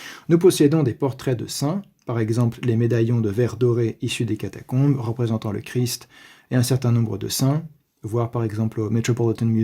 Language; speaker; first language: French; native; French